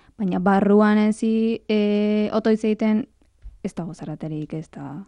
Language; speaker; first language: Basque; non-native, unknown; Arabic